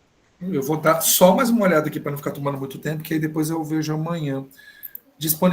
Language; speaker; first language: Portuguese; native; Portuguese